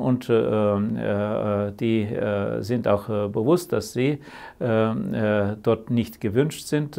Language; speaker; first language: German; early bilingual, heritage; German